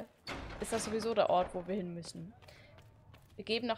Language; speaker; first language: German; native; German